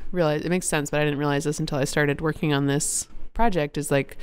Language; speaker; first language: English; native; English